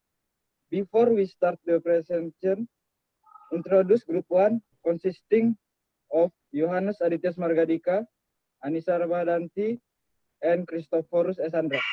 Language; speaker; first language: English; non-native, learner; Indonesian